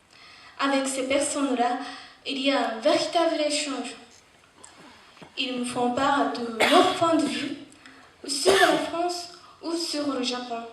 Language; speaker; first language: French; non-native, fluent; Japanese